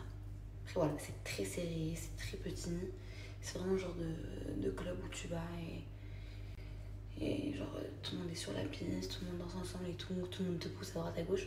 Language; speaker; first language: French; native; French